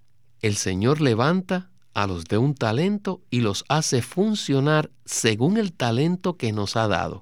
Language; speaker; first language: Spanish; native; Spanish